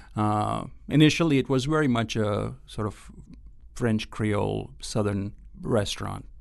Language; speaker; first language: English; non-native, local second language; Gujarati